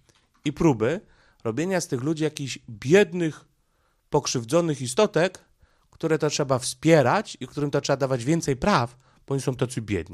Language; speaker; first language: Polish; native; Polish